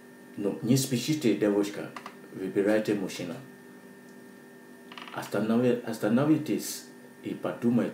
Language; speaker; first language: Russian; non-native, learner; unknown